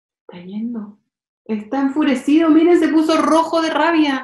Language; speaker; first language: Spanish; native; Spanish